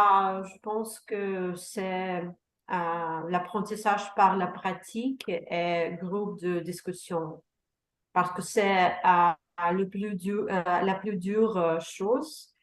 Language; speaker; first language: French; non-native, learner; Russian